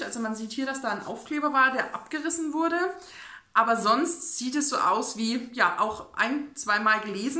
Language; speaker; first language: German; native; German